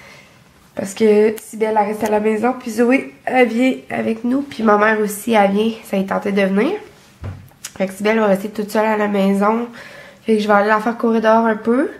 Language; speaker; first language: French; native; French